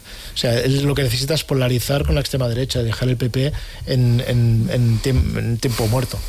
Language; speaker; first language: Spanish; native; Spanish